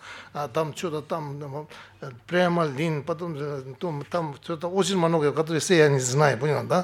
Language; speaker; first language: Russian; non-native, learner; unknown